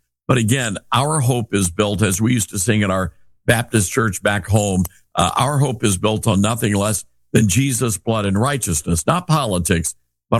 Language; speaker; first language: English; native; English